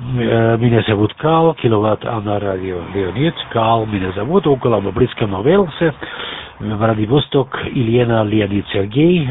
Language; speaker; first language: Russian; non-native, learner; German